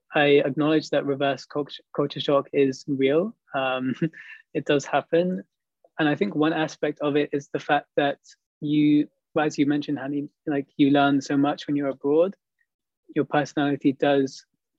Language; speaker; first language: English; native; English